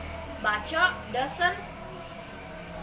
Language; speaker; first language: English; non-native, learner; Indonesian